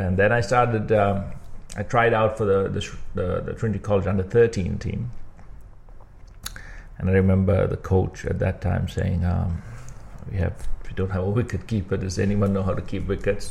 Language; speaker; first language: English; non-native, local second language; Sinhala